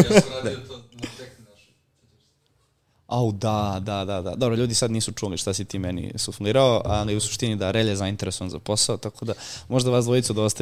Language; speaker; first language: Serbian; native; Serbian